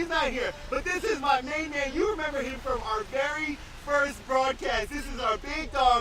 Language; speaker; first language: English; native; English